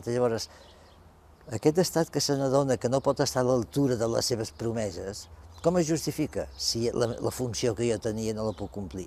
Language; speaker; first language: Catalan; native; Catalan